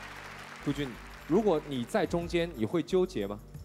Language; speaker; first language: Chinese; native; Chinese